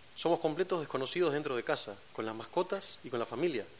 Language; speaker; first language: Spanish; native; Spanish